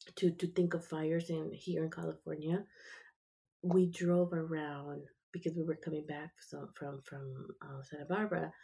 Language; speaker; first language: English; early bilingual, other home language; Spanish